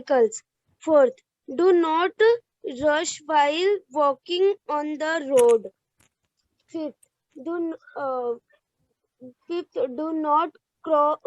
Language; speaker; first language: English; non-native, learner; Hindi